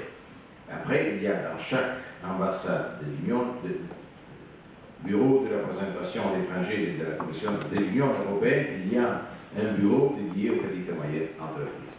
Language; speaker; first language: French; non-native, fluent; Italian